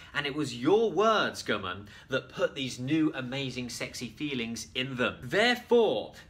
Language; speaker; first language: English; native; English